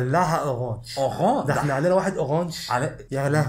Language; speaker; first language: Arabic; native; Arabic